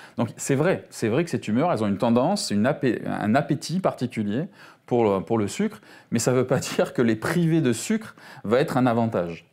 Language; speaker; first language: French; native; French